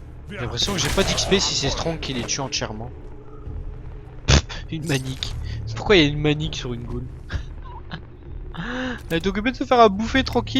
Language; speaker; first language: French; native; French